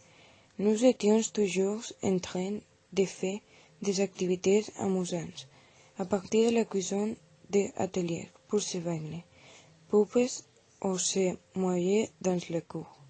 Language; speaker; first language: French; non-native, learner; Catalan